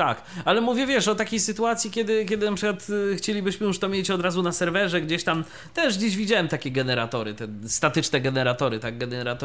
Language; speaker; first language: Polish; native; Polish